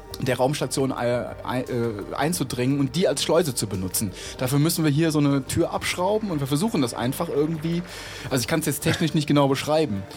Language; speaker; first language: German; native; German